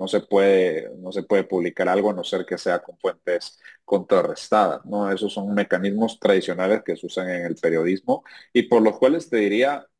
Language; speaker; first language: Spanish; native; Spanish